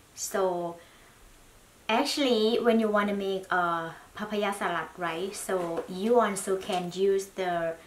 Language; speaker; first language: English; non-native, learner; Thai